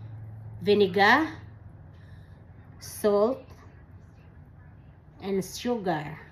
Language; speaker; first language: English; non-native, learner; Filipino